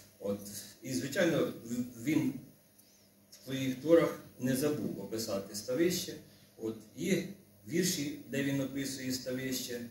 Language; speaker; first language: Ukrainian; native; Ukrainian